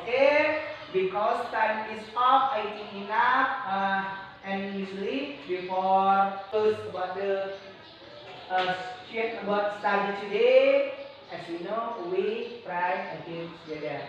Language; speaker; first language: English; non-native, learner; Indonesian